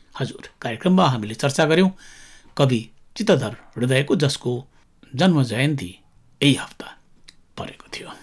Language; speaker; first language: Nepali; native; Nepali